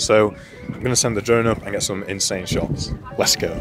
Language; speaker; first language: English; native; English